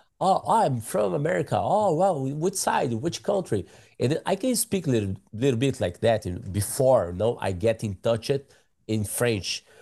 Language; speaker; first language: English; non-native, learner; Portuguese